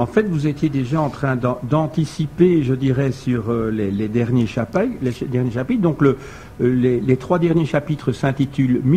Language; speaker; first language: French; native; French